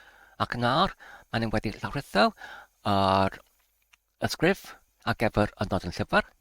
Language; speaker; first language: Welsh; non-native, learner; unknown